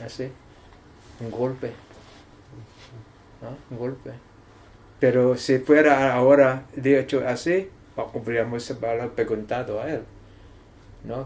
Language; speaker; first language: Spanish; non-native, learner; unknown